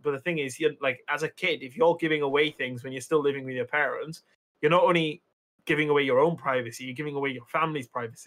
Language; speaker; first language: English; native; English